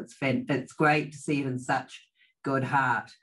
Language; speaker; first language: English; native; English